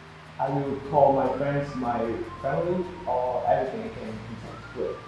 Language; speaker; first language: English; non-native, learner; Vietnamese